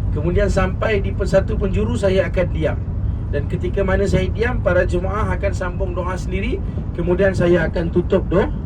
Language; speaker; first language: Malay; native; Malay